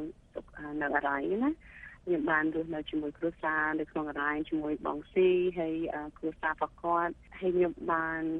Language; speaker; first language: Khmer; early bilingual, heritage; Khmer